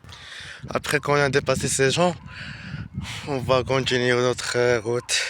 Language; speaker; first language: French; non-native, learner; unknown